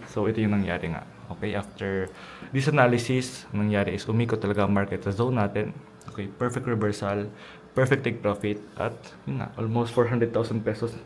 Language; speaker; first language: Filipino; early bilingual, heritage; Filipino